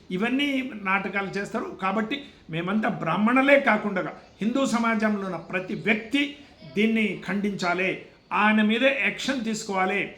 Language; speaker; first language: Telugu; non-native, local second language; Kannada